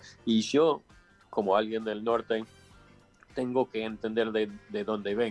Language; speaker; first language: Spanish; non-native, fluent; English